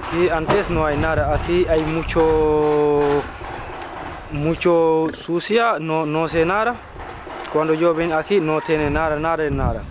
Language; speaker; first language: Spanish; non-native, learner; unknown